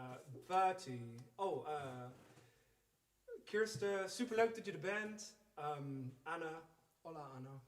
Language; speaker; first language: Dutch; non-native, fluent; English